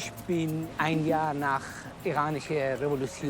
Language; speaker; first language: German; non-native, fluent; Persian